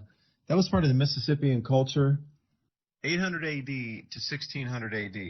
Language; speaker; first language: English; native; English